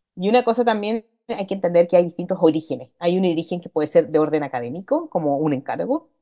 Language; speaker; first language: Spanish; native; Spanish